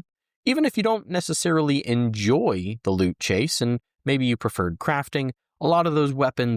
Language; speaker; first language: English; native; English